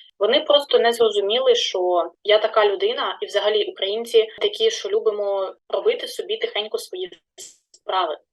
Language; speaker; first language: Ukrainian; native; Ukrainian